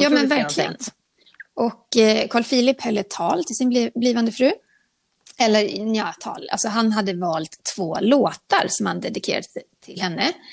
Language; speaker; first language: Swedish; native; Swedish